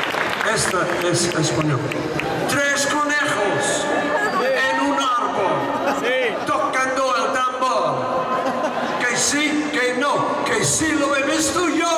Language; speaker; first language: Spanish; non-native, learner; English